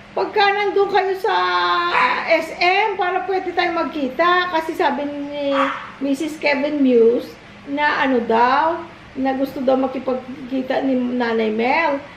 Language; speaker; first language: Filipino; native; Filipino